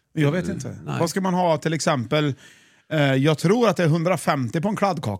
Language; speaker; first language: Swedish; native; Swedish